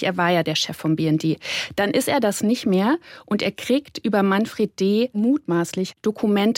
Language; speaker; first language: German; native; German